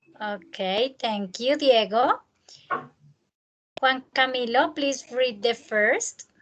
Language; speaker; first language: English; non-native, fluent; Spanish